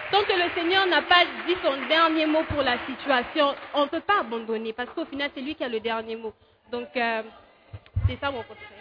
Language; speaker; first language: French; non-native, fluent; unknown